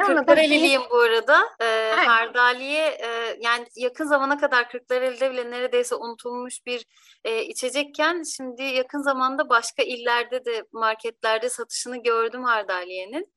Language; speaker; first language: Turkish; native; Turkish